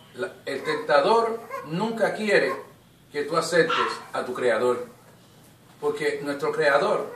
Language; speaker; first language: Spanish; native; Spanish